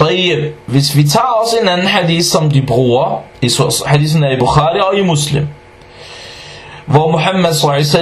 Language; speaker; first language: Danish; non-native, fluent; Arabic